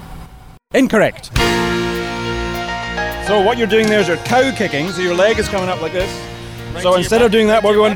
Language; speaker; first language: English; native; English